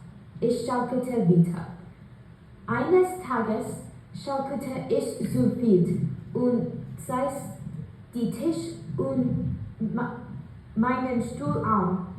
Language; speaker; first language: German; non-native, learner; English